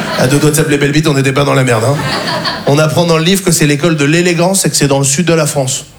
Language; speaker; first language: French; native; French